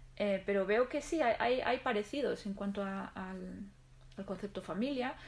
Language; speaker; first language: Spanish; non-native, fluent; Arabic